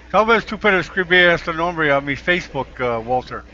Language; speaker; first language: Spanish; non-native, learner; English